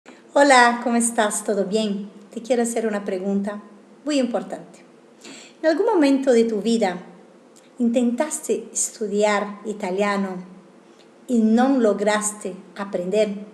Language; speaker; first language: Spanish; non-native, fluent; Italian